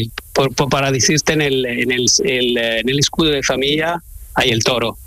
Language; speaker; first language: Spanish; non-native, learner; Italian